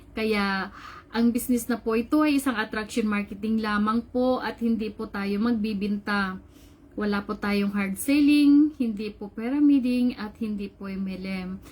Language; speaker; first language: Filipino; non-native, local second language; Cebuano